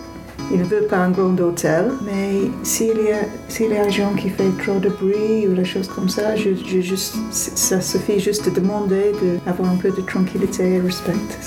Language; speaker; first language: French; non-native, learner; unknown